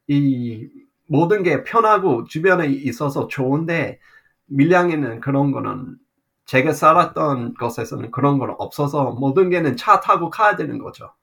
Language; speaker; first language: Korean; non-native, fluent; English